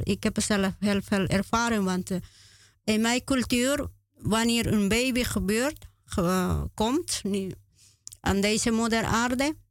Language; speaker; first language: Dutch; non-native, learner; Spanish